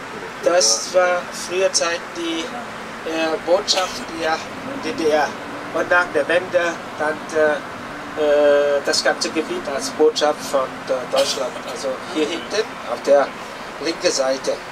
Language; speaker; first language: German; non-native, fluent; Vietnamese